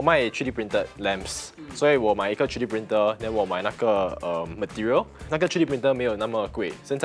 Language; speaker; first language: Chinese; non-native, local second language; English